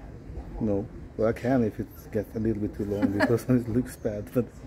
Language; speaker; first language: English; non-native, fluent; Norwegian